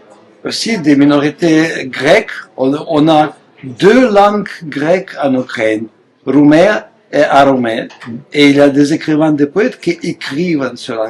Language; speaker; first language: French; non-native, fluent; Russian